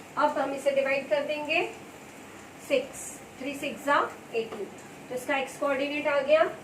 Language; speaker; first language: Hindi; non-native, local second language; Marathi